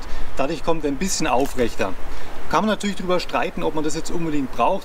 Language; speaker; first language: German; native; German